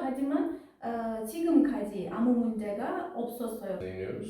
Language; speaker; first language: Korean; non-native, fluent; Turkish